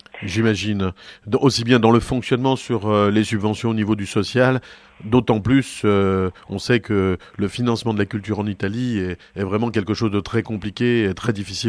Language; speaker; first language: French; native; French